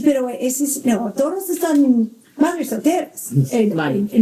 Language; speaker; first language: Spanish; non-native, learner; English